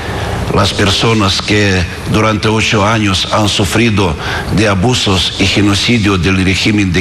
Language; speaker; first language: Spanish; non-native, fluent; Russian